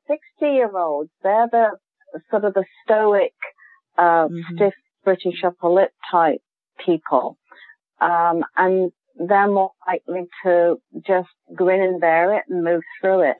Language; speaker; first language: English; native; English